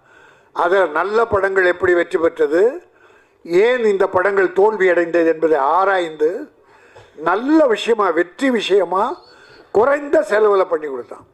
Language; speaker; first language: Tamil; native; Tamil